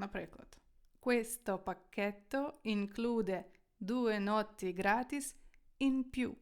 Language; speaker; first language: Italian; non-native, fluent; Ukrainian